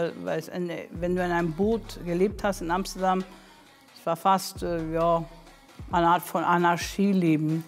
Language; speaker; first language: German; non-native, fluent; English